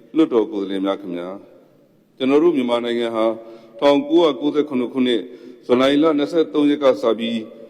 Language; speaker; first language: Burmese; native; Burmese